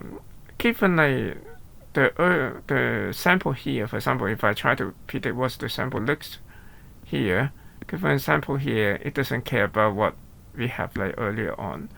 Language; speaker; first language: English; non-native, fluent; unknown